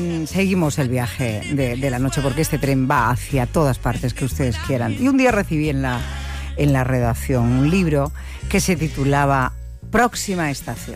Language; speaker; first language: Spanish; native; Spanish